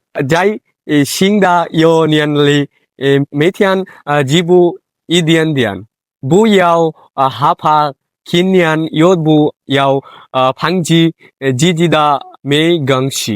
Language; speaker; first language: Chinese; non-native, learner; Bangla